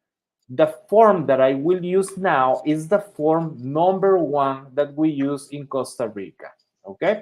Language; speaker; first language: English; non-native, fluent; Spanish